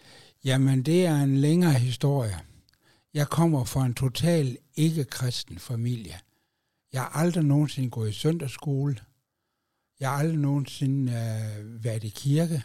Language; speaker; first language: Danish; native; Danish